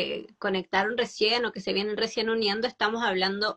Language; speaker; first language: Spanish; native; Spanish